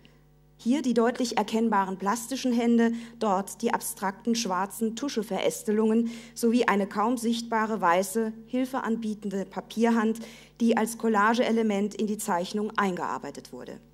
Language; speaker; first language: German; native; German